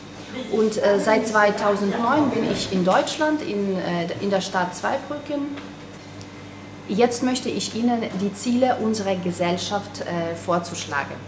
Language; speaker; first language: German; non-native, fluent; Ukrainian